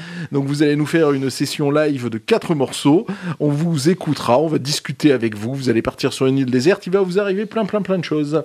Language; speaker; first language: French; native; French